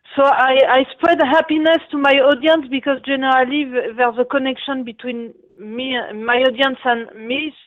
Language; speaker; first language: English; non-native, fluent; French